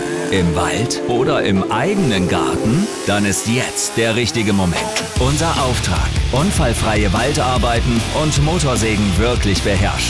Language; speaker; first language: German; native; German